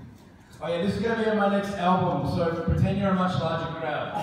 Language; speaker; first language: English; native; English